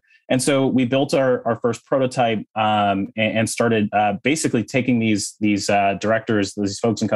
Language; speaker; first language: English; native; English